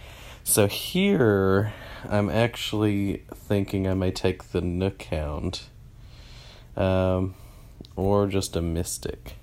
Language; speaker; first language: English; native; English